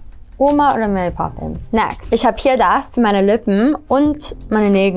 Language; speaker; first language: German; early bilingual, heritage; English